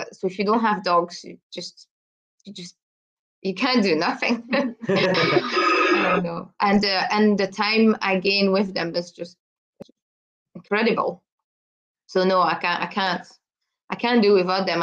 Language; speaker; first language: English; non-native, fluent; French